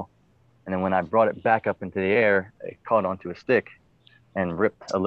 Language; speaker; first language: English; native; English